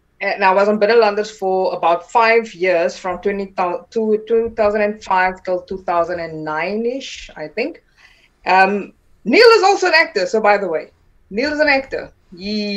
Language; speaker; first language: English; non-native, local second language; Afrikaans